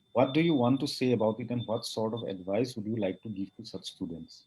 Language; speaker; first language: English; non-native, local second language; Assamese